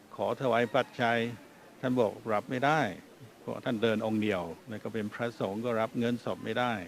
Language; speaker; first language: Thai; non-native, fluent; English